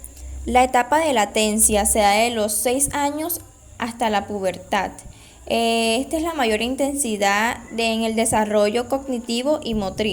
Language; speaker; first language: Spanish; native; Spanish